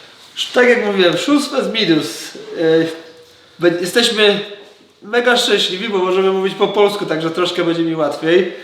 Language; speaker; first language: Polish; native; Polish